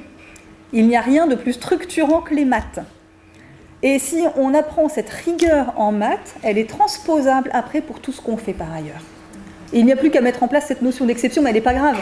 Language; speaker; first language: French; native; French